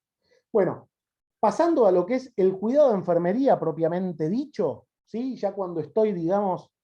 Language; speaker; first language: Spanish; native; Spanish